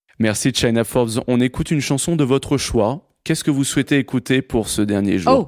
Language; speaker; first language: French; native; French